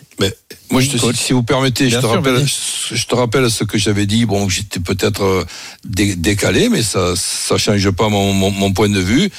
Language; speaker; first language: French; native; French